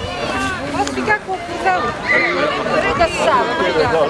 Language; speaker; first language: Portuguese; non-native, fluent; German